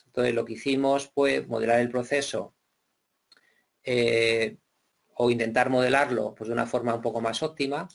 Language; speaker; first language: Spanish; native; Spanish